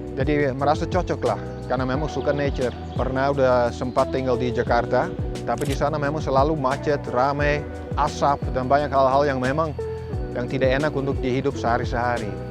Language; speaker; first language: Indonesian; non-native, fluent; Dutch